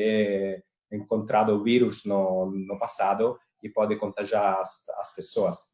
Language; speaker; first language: Portuguese; non-native, fluent; Italian